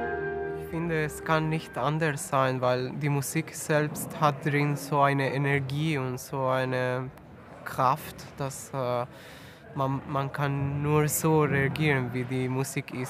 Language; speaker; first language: German; non-native, fluent; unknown